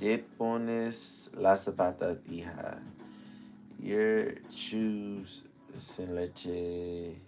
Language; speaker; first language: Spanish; non-native, learner; English